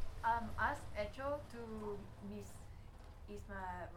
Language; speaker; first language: Spanish; non-native, learner; English